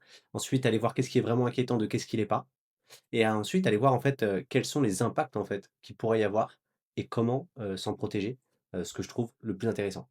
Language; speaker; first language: French; native; French